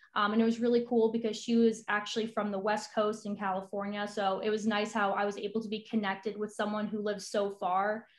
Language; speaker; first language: English; native; English